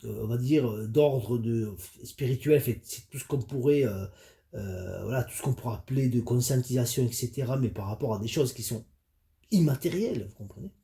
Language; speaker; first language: French; native; French